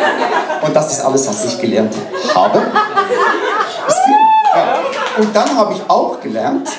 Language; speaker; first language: German; non-native, learner; Norwegian